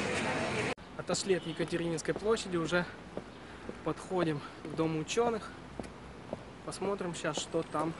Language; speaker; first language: Russian; native; Russian